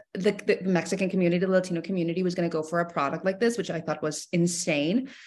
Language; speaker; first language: English; non-native, fluent; Spanish